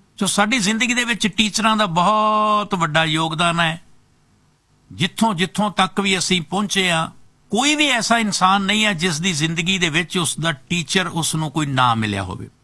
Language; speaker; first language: Punjabi; native; Punjabi